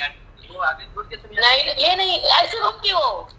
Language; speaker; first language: Hindi; non-native, local second language; Marathi